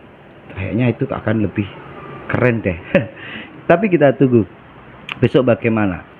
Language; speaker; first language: Indonesian; native; Indonesian